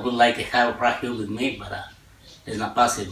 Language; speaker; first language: English; non-native, learner; Spanish